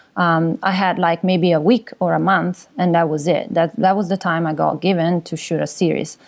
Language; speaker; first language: English; non-native, fluent; Italian